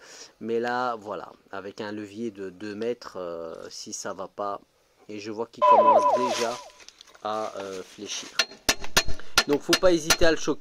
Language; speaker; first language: French; native; French